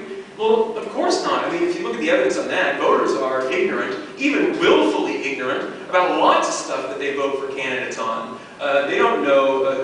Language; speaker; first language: English; native; English